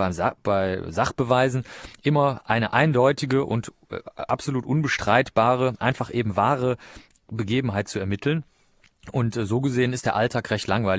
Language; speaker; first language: German; native; German